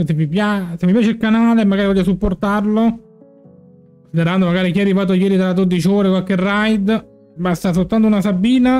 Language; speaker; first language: Italian; native; Italian